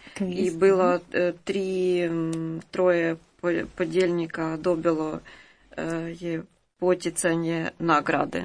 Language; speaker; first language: Croatian; non-native, learner; Ukrainian